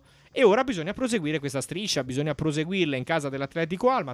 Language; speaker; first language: Italian; native; Italian